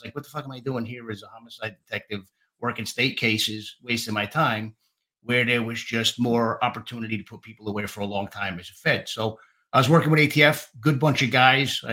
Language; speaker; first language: English; native; English